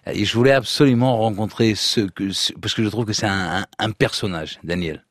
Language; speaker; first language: French; early bilingual, other home language; Portuguese